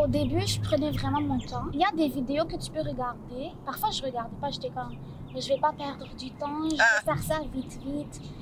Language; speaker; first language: French; non-native, fluent; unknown